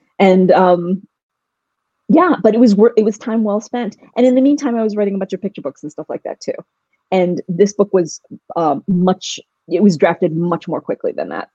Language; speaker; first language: English; early bilingual, other home language; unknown